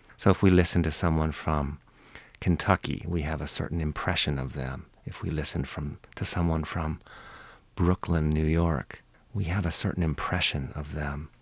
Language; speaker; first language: English; native; English